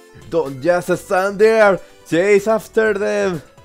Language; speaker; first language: English; non-native, learner; Spanish